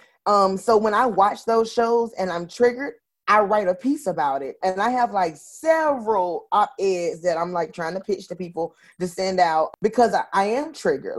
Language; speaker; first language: English; native; English